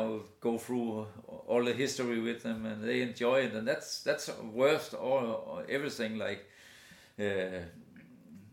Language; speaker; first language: English; non-native, fluent; Danish